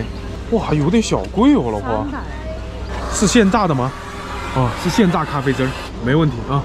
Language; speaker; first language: Chinese; native; Chinese